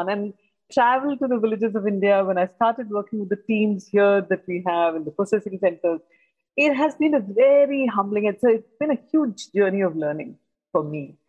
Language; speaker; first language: English; non-native, local second language; Hindi